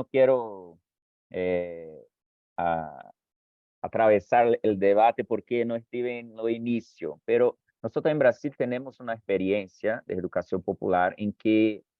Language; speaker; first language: Spanish; non-native, fluent; Portuguese